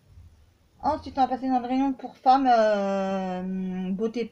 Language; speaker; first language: French; native; French